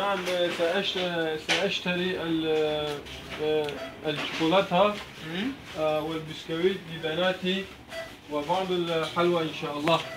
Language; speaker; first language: Arabic; non-native, learner; Indonesian